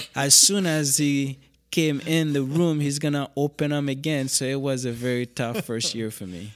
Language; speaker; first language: English; non-native, fluent; Haitian Creole